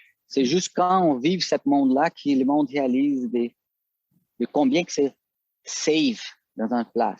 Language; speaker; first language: French; non-native, fluent; Portuguese